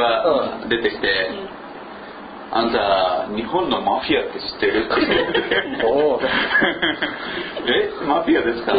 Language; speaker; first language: Japanese; non-native, fluent; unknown